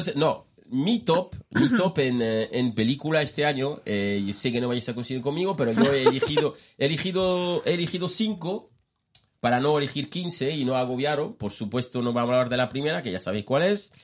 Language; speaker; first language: Spanish; non-native, fluent; French